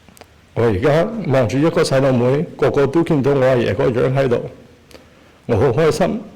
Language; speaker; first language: Cantonese; early bilingual, heritage; Cantonese